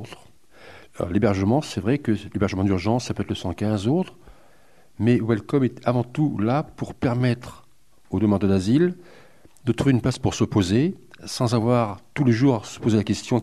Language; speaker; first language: French; native; French